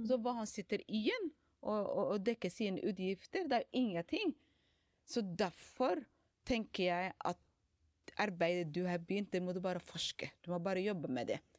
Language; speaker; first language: Norwegian; non-native, fluent; Somali